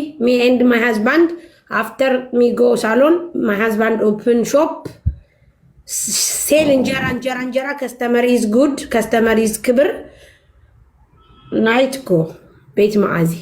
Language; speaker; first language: English; non-native, learner; Amharic